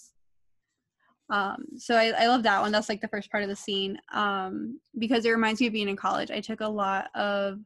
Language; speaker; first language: English; native; English